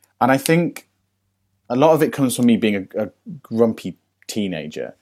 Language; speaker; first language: English; native; English